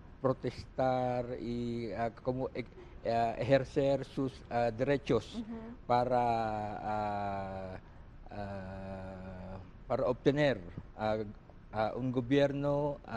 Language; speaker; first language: Spanish; non-native, learner; Filipino